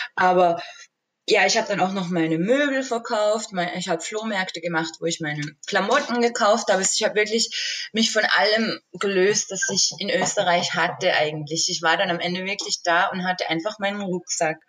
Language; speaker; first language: German; native; German